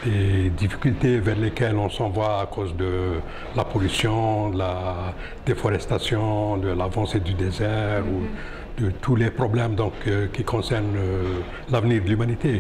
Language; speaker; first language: French; non-native, local second language; Arabic